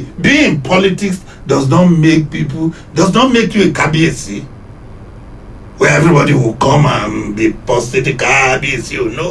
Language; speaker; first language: English; non-native, local second language; Yoruba